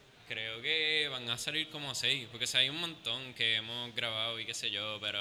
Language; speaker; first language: Spanish; early bilingual, heritage; Spanish